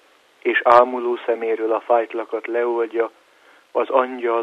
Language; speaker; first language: Hungarian; native; Hungarian